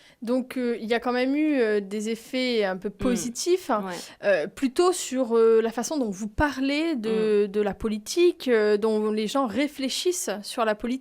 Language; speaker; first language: French; native; French